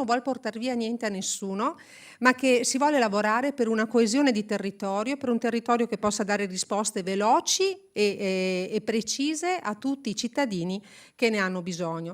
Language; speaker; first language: Italian; native; Italian